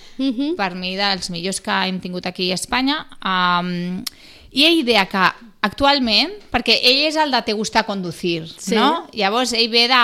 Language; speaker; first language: Catalan; non-native, local second language; Spanish